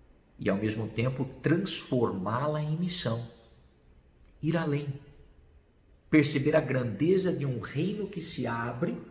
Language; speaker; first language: Portuguese; native; Portuguese